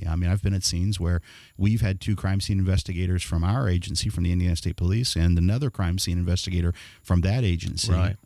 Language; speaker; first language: English; native; English